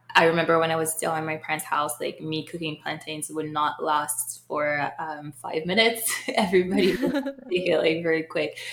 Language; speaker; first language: English; early bilingual, other home language; Haitian Creole